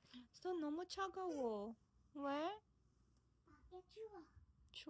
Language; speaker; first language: Korean; non-native, fluent; Filipino